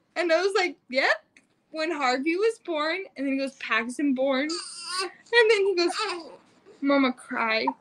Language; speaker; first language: English; native; English